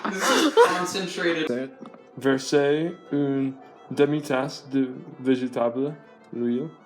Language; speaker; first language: French; non-native, learner; English